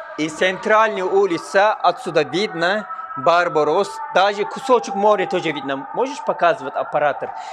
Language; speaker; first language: Russian; non-native, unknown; Turkish